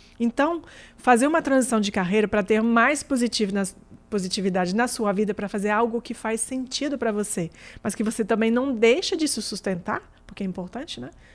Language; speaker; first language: Portuguese; non-native, fluent; French